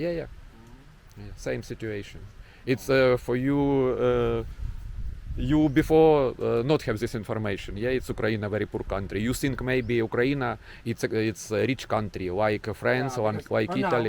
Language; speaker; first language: English; non-native, learner; Ukrainian